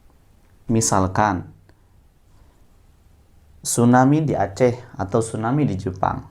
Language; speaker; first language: Indonesian; native; Indonesian